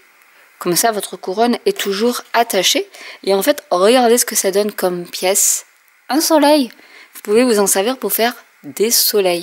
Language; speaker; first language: French; native; French